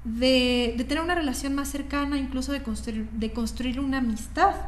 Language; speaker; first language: Spanish; native; Spanish